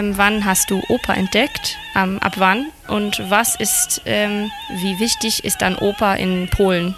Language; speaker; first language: German; non-native, learner; French